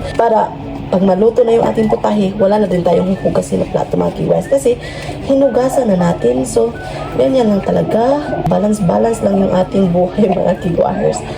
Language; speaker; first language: Filipino; non-native, local second language; Cebuano